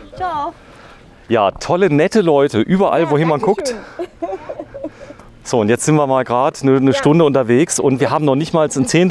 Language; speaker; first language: German; native; German